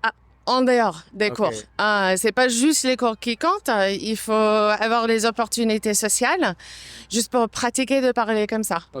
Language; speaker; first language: French; non-native, fluent; English